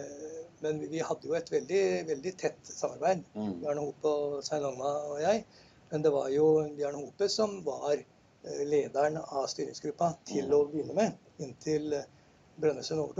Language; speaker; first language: Norwegian; native; Norwegian